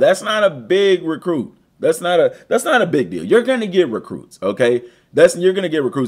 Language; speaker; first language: English; native; English